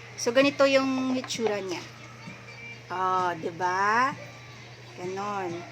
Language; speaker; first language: Filipino; non-native, local second language; Hiligaynon